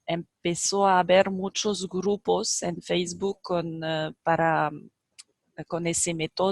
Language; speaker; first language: Spanish; non-native, fluent; French